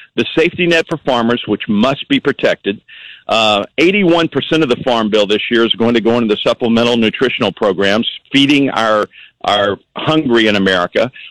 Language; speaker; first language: English; native; English